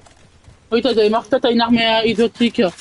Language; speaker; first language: French; native; French